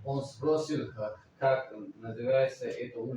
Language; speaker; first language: Russian; non-native, learner; Uzbek